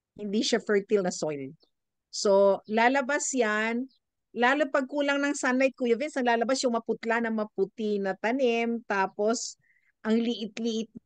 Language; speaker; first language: Filipino; non-native, local second language; Bikol